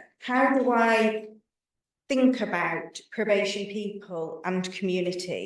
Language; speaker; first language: English; native; English